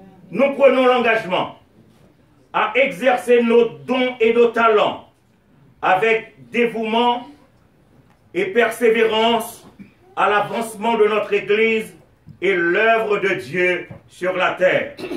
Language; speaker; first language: French; native; French